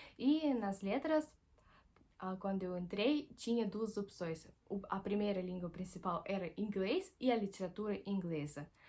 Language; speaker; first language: Portuguese; non-native, fluent; Russian